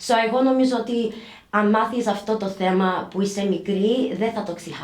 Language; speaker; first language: Greek; early bilingual, heritage; English